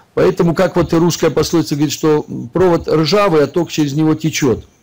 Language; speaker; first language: Russian; native; Russian